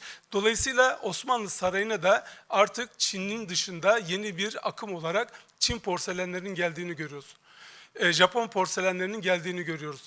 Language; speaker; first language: Turkish; native; Turkish